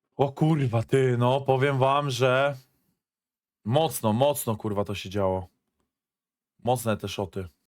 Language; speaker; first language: Polish; native; Polish